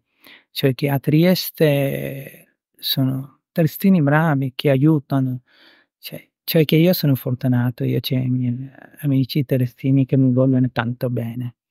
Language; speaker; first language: Italian; non-native, learner; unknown